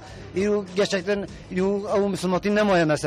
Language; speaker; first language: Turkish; non-native, local second language; Kurdish